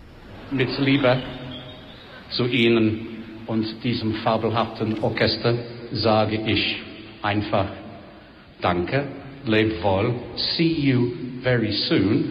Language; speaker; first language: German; non-native, fluent; English